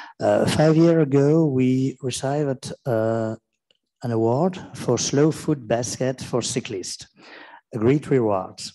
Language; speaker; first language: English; non-native, learner; French